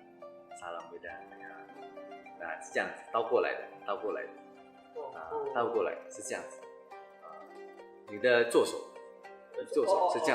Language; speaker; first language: Chinese; non-native, fluent; Indonesian